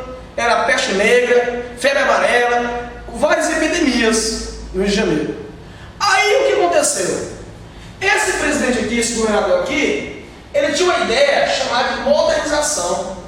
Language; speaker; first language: Portuguese; native; Portuguese